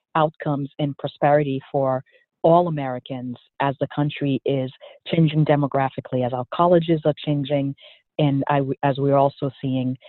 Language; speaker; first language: English; early bilingual, other home language; Haitian Creole